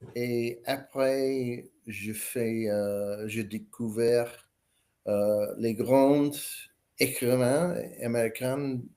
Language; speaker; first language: French; non-native, learner; English